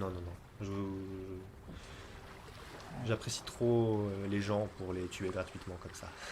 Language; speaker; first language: French; native; French